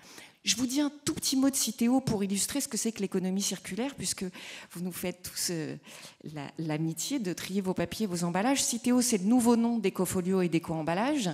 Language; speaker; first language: French; native; French